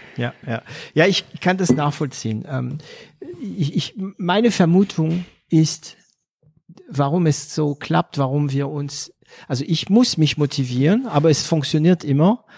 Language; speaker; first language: German; non-native, fluent; French